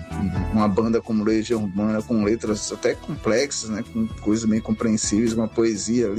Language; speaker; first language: Portuguese; native; Portuguese